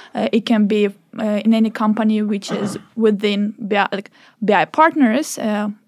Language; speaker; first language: English; non-native, fluent; Ukrainian